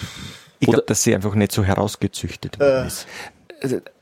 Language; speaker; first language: German; native; German